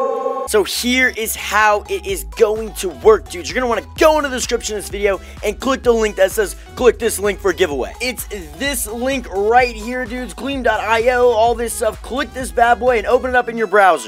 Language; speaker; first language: English; native; English